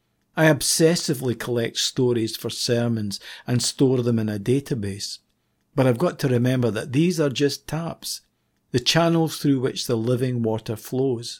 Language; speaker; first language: English; native; English